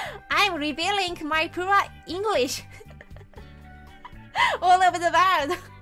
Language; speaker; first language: English; non-native, learner; Japanese